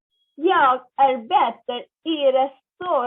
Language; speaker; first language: Swedish; non-native, learner; Bangla